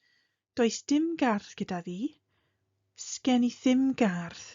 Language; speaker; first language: Welsh; non-native, local second language; English